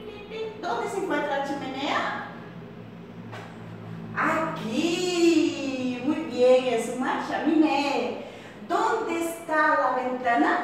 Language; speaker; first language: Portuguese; non-native, fluent; Spanish